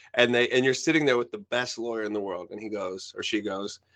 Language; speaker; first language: English; early bilingual, other home language; Spanish